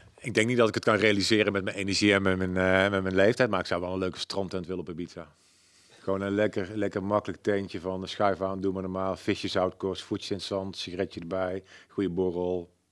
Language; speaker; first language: Dutch; native; Dutch